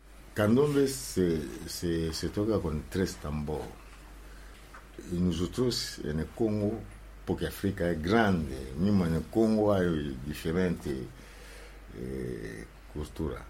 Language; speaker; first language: Spanish; non-native, learner; Lingala